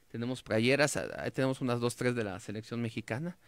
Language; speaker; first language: Spanish; native; Spanish